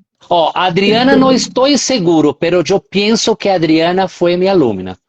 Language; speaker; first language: Spanish; non-native, fluent; Portuguese